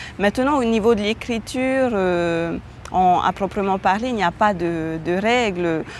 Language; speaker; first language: French; native; French